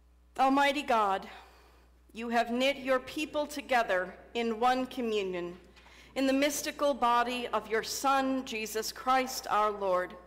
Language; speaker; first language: English; native; English